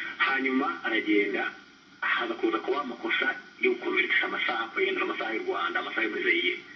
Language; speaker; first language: Kinyarwanda; early bilingual, heritage; Kinyarwanda